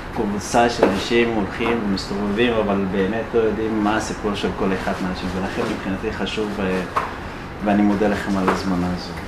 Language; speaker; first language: Hebrew; non-native, fluent; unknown